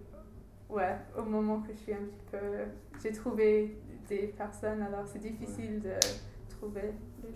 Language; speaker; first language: French; non-native, learner; English